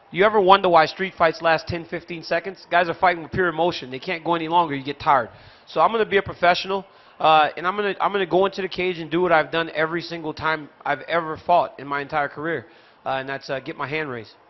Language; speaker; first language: English; native; English